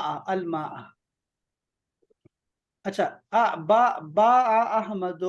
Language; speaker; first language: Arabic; non-native, fluent; Urdu